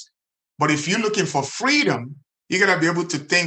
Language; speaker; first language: English; non-native, local second language; Igbo